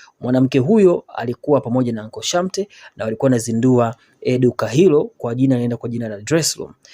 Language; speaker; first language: Swahili; native; Swahili